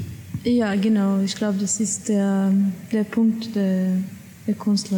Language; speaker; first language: German; non-native, learner; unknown